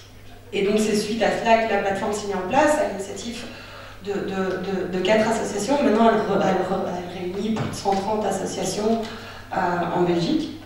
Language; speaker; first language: French; native; French